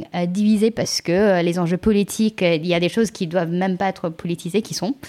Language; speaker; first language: French; non-native, fluent; English